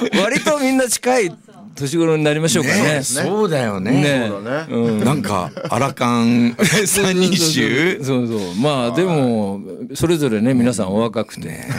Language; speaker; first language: Japanese; native; Japanese